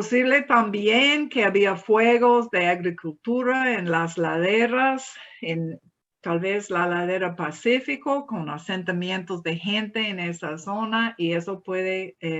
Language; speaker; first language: Spanish; non-native, fluent; English